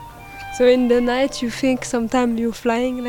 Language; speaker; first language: English; non-native, fluent; French